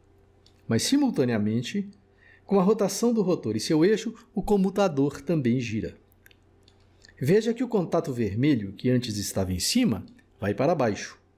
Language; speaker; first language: Portuguese; native; Portuguese